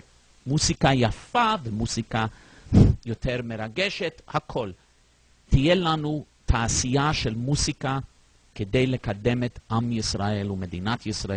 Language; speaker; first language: Hebrew; non-native, fluent; English